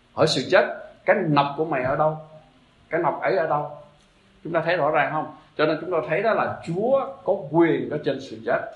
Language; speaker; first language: Vietnamese; native; Vietnamese